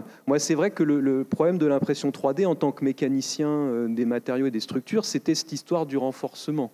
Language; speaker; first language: French; native; French